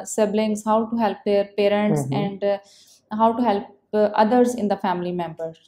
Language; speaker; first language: English; non-native, local second language; Punjabi